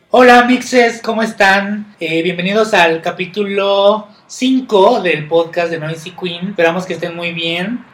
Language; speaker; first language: Spanish; native; Spanish